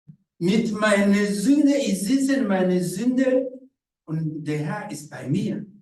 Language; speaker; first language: German; non-native, fluent; Rundi